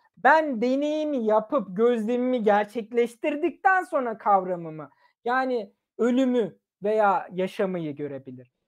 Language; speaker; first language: Turkish; early bilingual, other home language; German